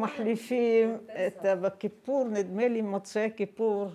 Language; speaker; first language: Hebrew; non-native, fluent; Arabic